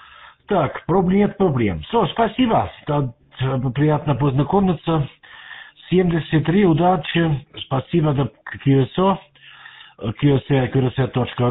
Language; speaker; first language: Russian; non-native, learner; German